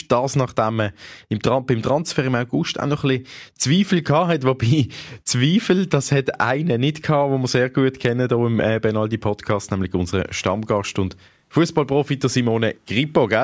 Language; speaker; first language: German; native; German